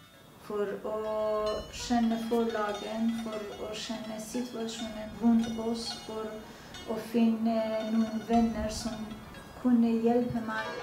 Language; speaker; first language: Norwegian; non-native, fluent; Persian